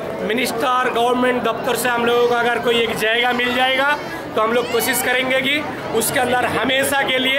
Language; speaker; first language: Hindi; non-native, local second language; Bangla